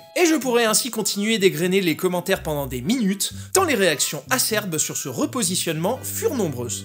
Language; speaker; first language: French; native; French